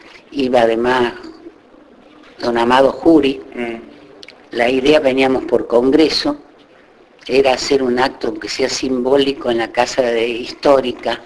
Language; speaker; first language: Spanish; native; Spanish